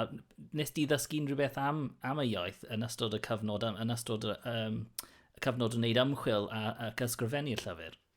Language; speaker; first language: Welsh; non-native, local second language; English